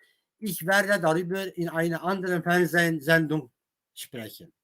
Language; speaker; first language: German; non-native, fluent; Kurdish